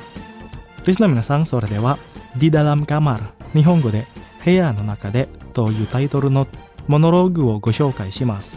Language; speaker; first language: Japanese; non-native, fluent; Indonesian